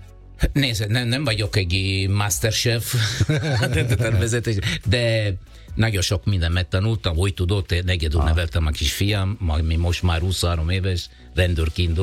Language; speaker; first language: Hungarian; non-native, fluent; Italian